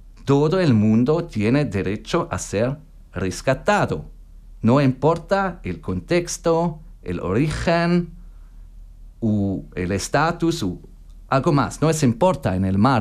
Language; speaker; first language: Spanish; non-native, learner; German